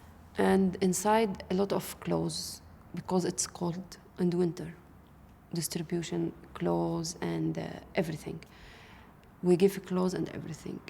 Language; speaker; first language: English; non-native, learner; Arabic